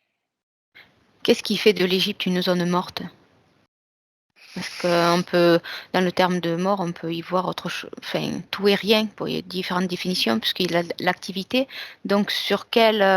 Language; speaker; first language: French; native; French